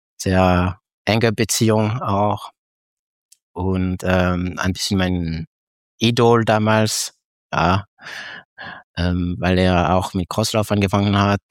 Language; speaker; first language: German; non-native, fluent; French